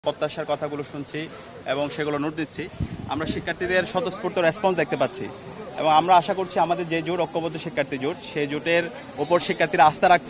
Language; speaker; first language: Bangla; native; Bangla